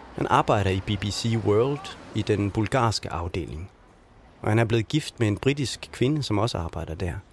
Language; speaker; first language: Danish; native; Danish